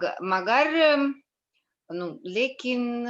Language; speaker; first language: Hindi; non-native, learner; Russian